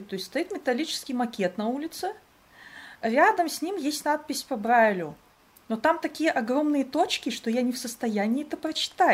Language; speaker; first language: Russian; native; Russian